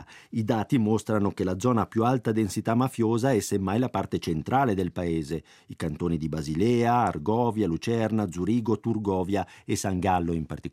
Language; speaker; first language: Italian; native; Italian